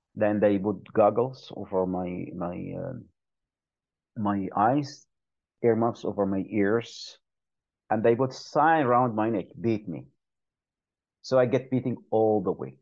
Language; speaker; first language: English; non-native, fluent; Arabic